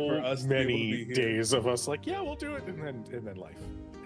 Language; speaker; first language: English; native; English